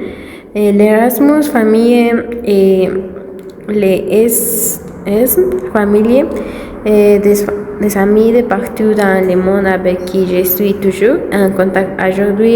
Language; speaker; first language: French; non-native, learner; Spanish